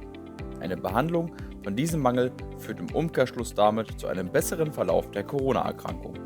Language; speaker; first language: German; native; German